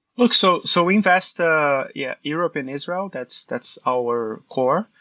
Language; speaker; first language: English; non-native, fluent; Portuguese